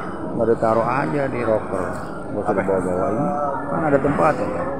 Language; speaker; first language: Indonesian; native; Indonesian